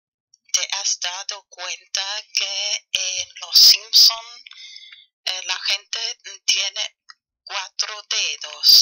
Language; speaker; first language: Spanish; non-native, fluent; German